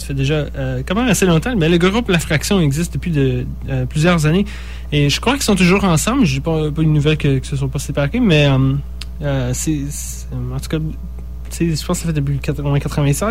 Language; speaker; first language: French; native; French